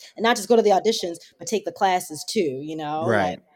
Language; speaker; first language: English; native; English